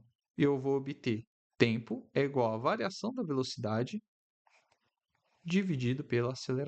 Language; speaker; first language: Portuguese; native; Portuguese